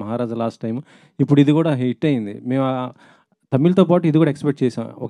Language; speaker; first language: Telugu; native; Telugu